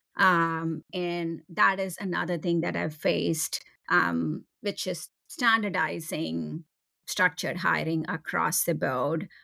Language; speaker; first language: English; non-native, local second language; Tamil